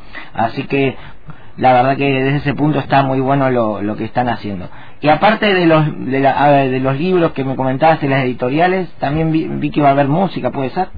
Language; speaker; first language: Spanish; native; Spanish